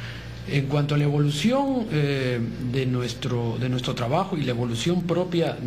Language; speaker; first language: Spanish; native; Spanish